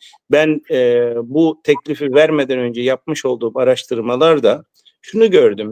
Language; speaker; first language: Turkish; early bilingual, heritage; Turkish